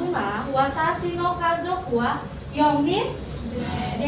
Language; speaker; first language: Japanese; non-native, learner; Indonesian